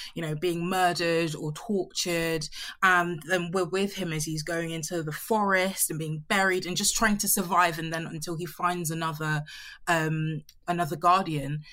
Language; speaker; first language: English; early bilingual, other home language; Yoruba